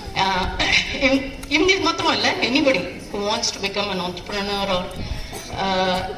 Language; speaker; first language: English; non-native, local second language; Tamil